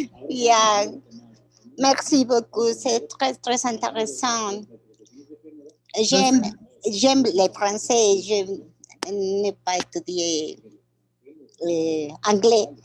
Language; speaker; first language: French; non-native, learner; Spanish